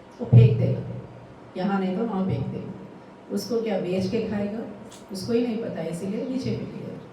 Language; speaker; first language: Hindi; non-native, local second language; Telugu